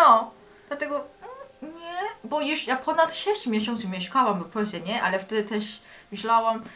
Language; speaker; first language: Polish; non-native, learner; Korean